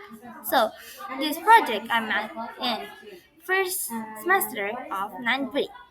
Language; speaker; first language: English; non-native, learner; Indonesian